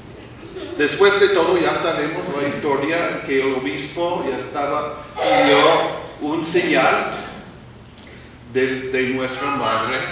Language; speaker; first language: Spanish; non-native, fluent; English